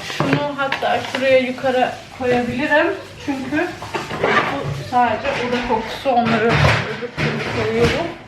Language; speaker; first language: Turkish; native; Turkish